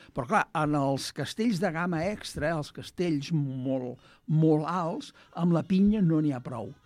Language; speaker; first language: Catalan; native; Catalan